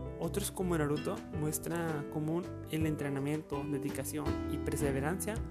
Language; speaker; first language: Spanish; native; Spanish